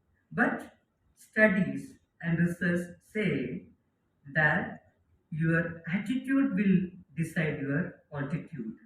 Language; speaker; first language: English; non-native, local second language; Malayalam